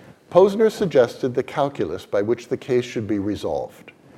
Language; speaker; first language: English; native; English